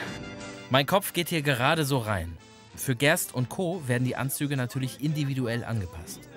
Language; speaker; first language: German; native; German